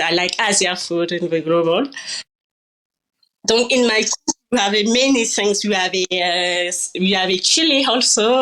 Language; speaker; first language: English; non-native, learner; French